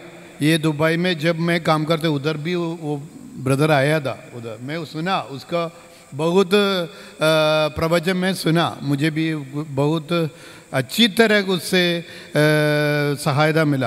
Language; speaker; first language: Hindi; non-native, local second language; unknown